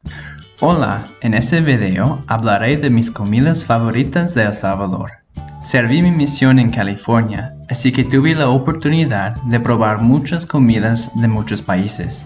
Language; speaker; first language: Spanish; non-native, learner; English